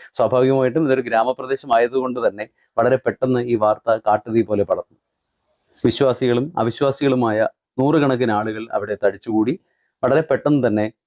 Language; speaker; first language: Malayalam; native; Malayalam